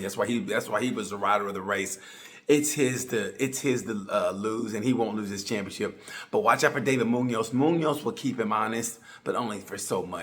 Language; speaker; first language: English; native; English